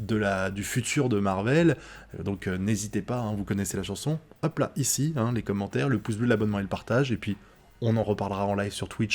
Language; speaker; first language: French; native; French